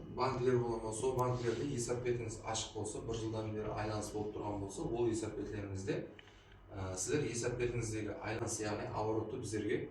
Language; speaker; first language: Uzbek; non-native, local second language; Kara-Kalpak